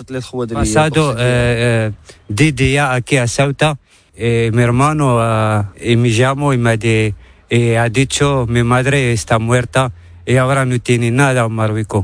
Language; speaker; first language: Spanish; non-native, learner; Arabic